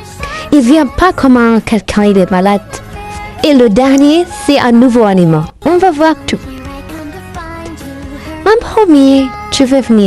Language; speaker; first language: French; non-native, learner; Arabic